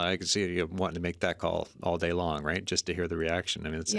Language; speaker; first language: English; native; English